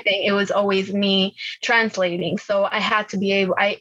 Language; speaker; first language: English; early bilingual, other home language; Spanish